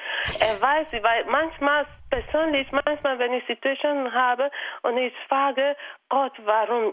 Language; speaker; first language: German; non-native, fluent; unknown